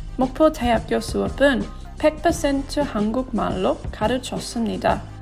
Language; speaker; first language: Korean; non-native, learner; English